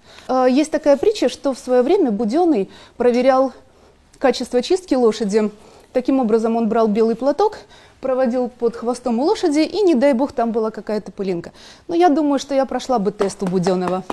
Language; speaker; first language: Russian; native; Russian